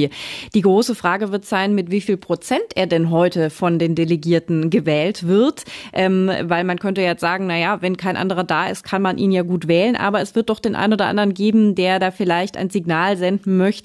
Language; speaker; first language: German; native; German